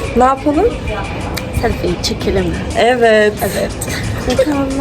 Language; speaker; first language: Turkish; non-native, learner; Arabic